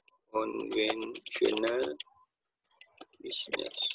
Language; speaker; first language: English; non-native, local second language; Malay